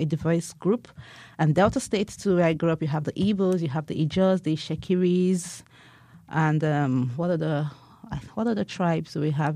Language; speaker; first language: English; non-native, local second language; Igbo